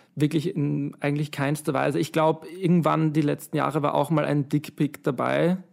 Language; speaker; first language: German; native; German